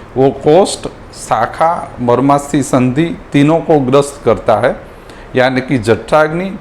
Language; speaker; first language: Hindi; non-native, local second language; Gujarati